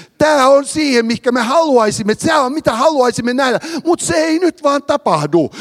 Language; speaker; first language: Finnish; early bilingual, heritage; Finnish